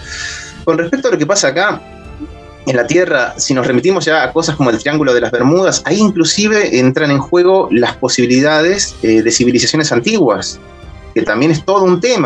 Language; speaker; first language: Spanish; native; Spanish